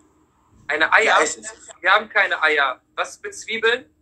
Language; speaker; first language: German; native; German